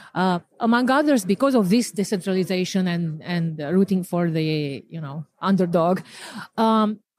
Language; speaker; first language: English; non-native, fluent; Romanian